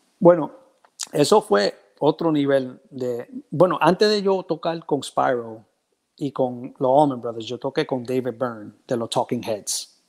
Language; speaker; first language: Spanish; early bilingual, heritage; Spanish